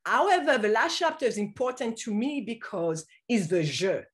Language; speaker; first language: English; non-native, fluent; French